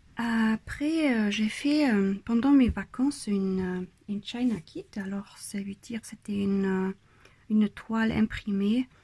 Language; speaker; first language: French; non-native, fluent; German